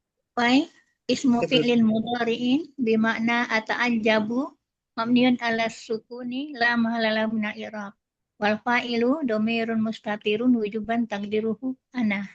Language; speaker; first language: Arabic; non-native, learner; Indonesian